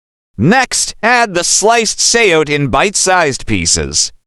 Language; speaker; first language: English; non-native, local second language; Filipino